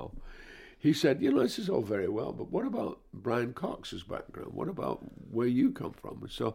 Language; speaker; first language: English; native; English